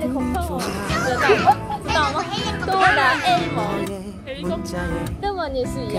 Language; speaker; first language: Chinese; non-native, learner; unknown